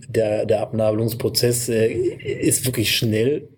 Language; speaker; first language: German; native; German